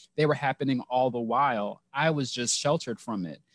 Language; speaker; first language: English; native; English